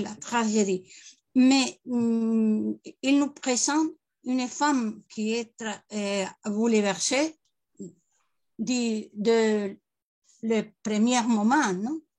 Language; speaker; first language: French; non-native, learner; Spanish